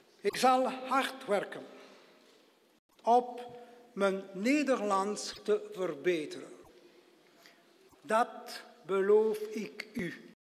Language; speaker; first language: Dutch; non-native, local second language; French